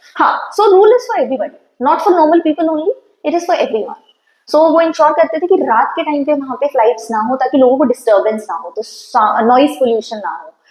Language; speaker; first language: Hindi; native; Hindi